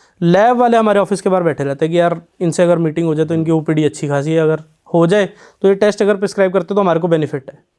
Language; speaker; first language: Hindi; non-native, local second language; Punjabi